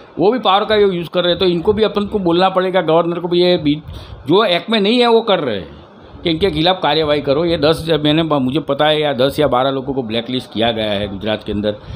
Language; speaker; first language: Hindi; native; Hindi